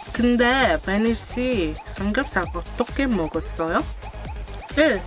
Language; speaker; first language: Korean; non-native, learner; English